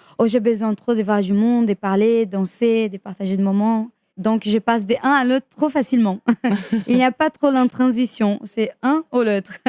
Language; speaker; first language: French; non-native, fluent; Portuguese